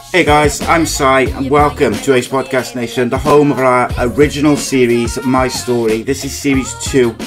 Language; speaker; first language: English; native; English